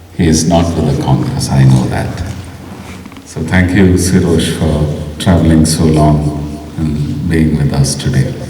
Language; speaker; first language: English; non-native, local second language; Malayalam